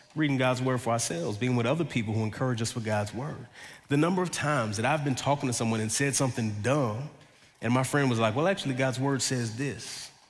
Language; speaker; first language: English; native; English